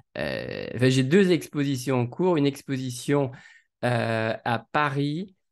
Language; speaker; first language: French; native; French